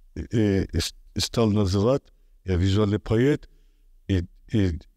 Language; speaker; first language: Russian; non-native, local second language; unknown